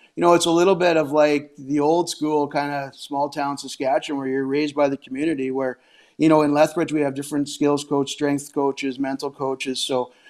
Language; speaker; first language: English; native; English